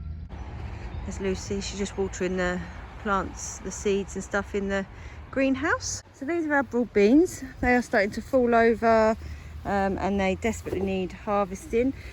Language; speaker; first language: English; native; English